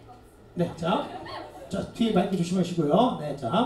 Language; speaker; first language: Korean; native; Korean